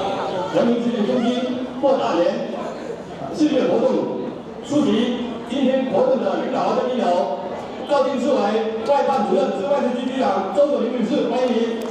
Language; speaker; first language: Chinese; native; Chinese